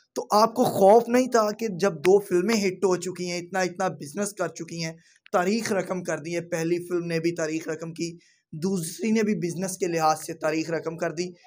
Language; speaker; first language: Urdu; non-native, local second language; Punjabi